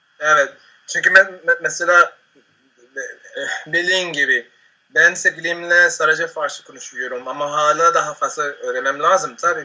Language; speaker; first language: Turkish; non-native, learner; Spanish